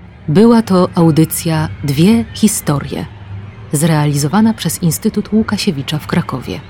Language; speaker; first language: Polish; native; Polish